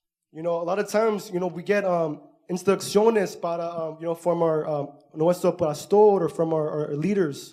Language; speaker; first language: English; early bilingual, other home language; Spanish